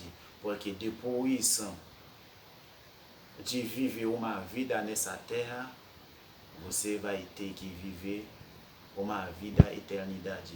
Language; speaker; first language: Portuguese; non-native, fluent; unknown